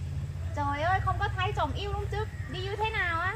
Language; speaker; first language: Vietnamese; non-native, learner; Thai